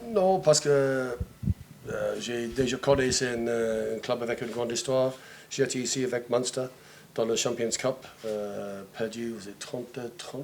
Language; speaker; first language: French; non-native, fluent; English